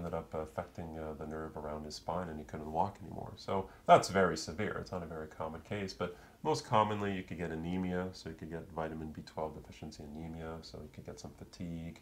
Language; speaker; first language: English; native; English